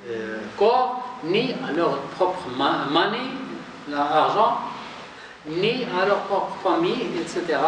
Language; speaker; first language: French; non-native, local second language; Arabic